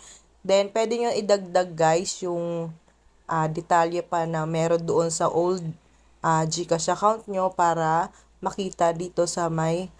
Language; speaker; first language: Filipino; native; Filipino